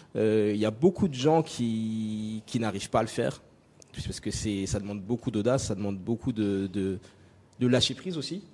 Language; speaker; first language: French; native; French